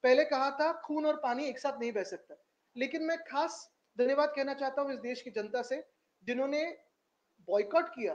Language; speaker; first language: Hindi; non-native, local second language; Marathi